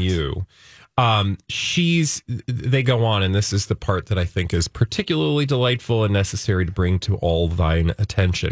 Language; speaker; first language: English; native; English